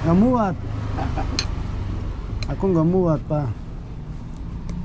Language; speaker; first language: Indonesian; non-native, learner; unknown